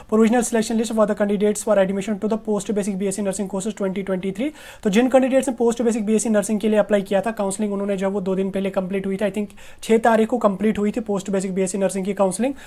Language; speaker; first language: Hindi; non-native, local second language; Kashmiri